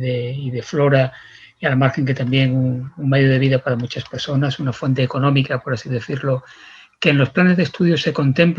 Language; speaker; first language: Spanish; native; Spanish